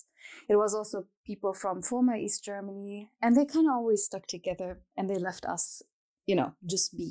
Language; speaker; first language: English; non-native, fluent; German